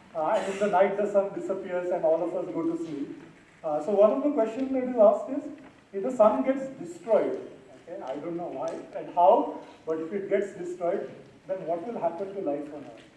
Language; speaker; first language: English; non-native, local second language; Marathi